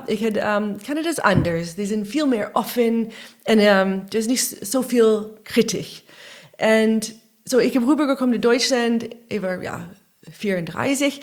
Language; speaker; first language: German; non-native, learner; English